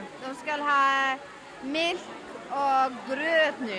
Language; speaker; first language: Danish; non-native, learner; Icelandic